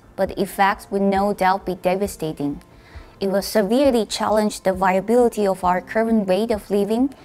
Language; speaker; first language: English; non-native, fluent; Chinese